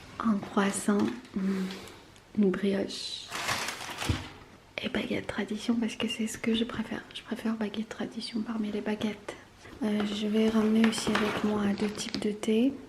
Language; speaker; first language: French; non-native, fluent; Armenian